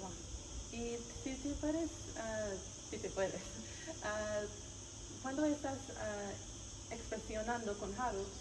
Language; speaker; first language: Spanish; non-native, learner; English